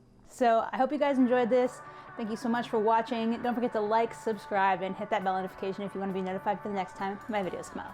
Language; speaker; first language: English; native; English